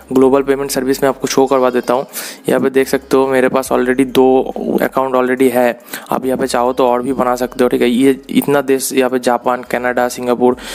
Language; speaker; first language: Hindi; non-native, local second language; Bangla